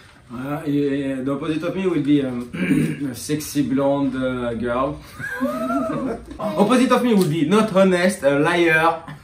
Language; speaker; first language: English; non-native, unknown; French